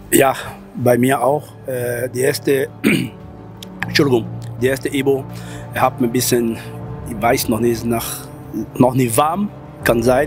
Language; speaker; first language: German; non-native, learner; Portuguese